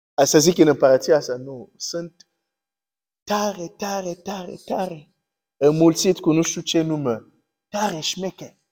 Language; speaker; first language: Romanian; early bilingual, heritage; Romanian